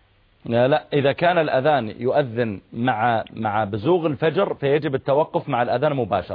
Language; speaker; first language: Arabic; native; Arabic